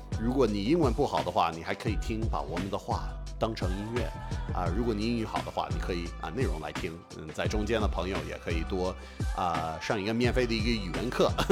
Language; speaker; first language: Chinese; non-native, fluent; English